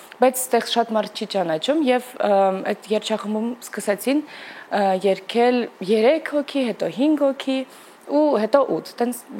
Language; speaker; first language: Armenian; early bilingual, heritage; Armenian